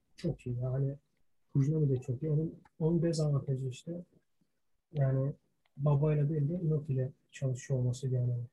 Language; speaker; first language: Turkish; early bilingual, heritage; Turkish